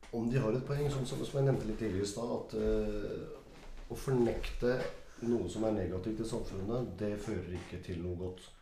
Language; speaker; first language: Norwegian; early bilingual, other home language; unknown